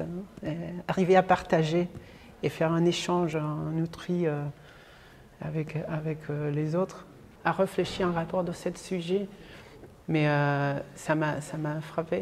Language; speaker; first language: French; non-native, fluent; Spanish